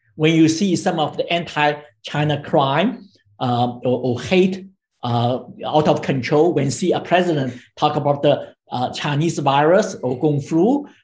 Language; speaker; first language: English; non-native, fluent; Chinese